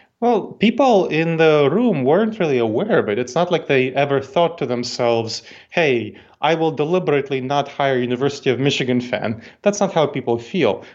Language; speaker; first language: English; early bilingual, other home language; Russian